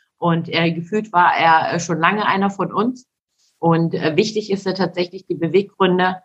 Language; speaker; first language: German; early bilingual, other home language; Turkish